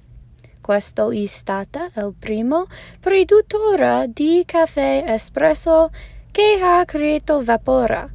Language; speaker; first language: Italian; non-native, learner; English